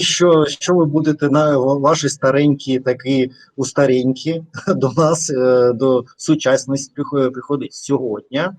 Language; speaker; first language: Ukrainian; non-native, fluent; Russian